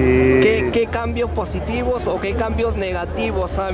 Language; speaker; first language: Spanish; native; Spanish